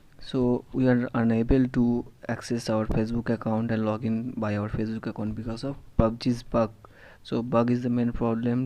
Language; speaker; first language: English; non-native, local second language; Hindi